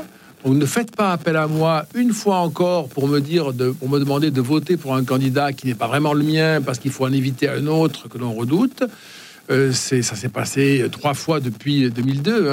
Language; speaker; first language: French; native; French